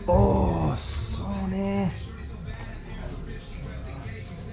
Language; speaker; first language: English; native; English